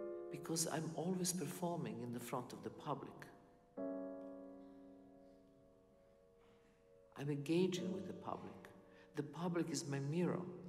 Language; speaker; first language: English; non-native, fluent; Serbian